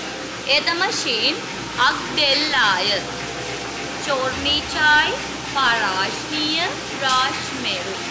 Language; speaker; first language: Russian; non-native, learner; Sinhala